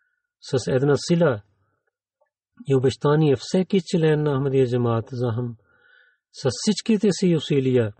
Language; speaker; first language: Bulgarian; non-native, learner; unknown